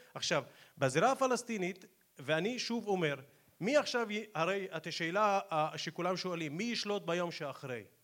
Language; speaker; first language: Hebrew; non-native, local second language; Arabic